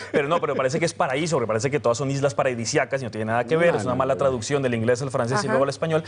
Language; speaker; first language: Spanish; native; Spanish